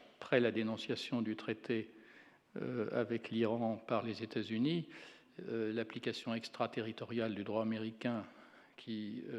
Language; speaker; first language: French; native; French